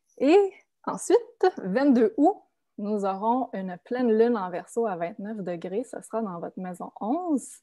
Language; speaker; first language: French; native; French